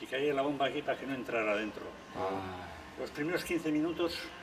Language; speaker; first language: Spanish; native; Spanish